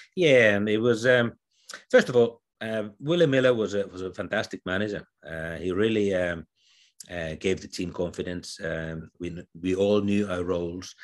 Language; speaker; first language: English; non-native, fluent; Finnish